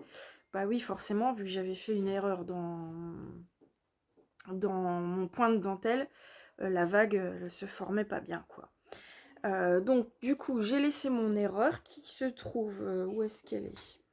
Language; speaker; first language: French; native; French